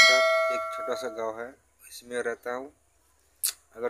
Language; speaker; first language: Hindi; non-native, local second language; Bangla